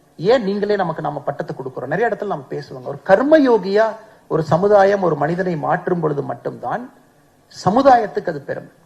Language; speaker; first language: Tamil; native; Tamil